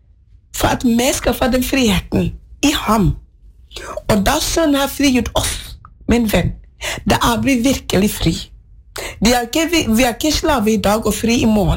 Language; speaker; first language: Norwegian; non-native, fluent; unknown